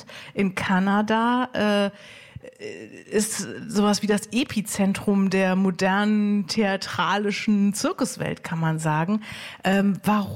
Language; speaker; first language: German; native; German